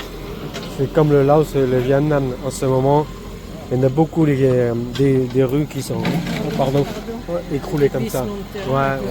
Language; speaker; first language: French; early bilingual, heritage; Vietnamese